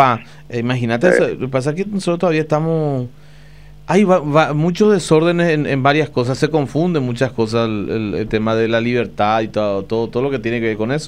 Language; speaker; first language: Spanish; native; Spanish